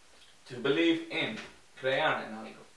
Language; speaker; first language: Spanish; non-native, fluent; English